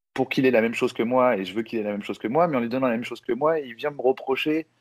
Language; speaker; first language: French; native; French